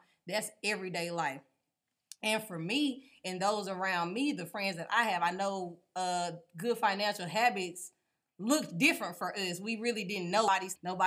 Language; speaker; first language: English; native; English